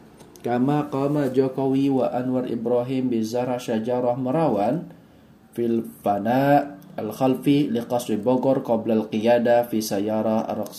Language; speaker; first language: Arabic; non-native, fluent; Indonesian